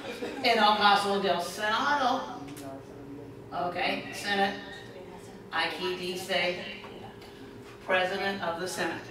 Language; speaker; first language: Spanish; non-native, fluent; English